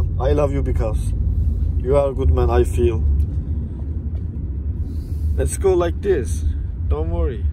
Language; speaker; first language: English; non-native, learner; Turkish